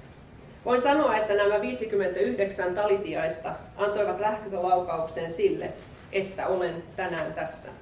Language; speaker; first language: Finnish; native; Finnish